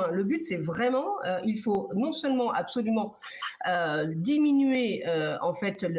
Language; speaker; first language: French; native; French